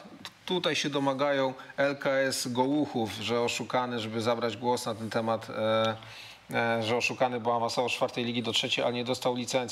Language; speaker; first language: Polish; native; Polish